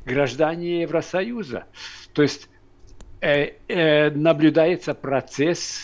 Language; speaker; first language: Russian; non-native, fluent; Hungarian